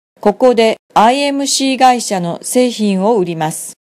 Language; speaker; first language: Japanese; non-native, fluent; Vietnamese